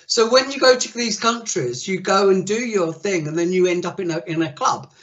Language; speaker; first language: English; native; English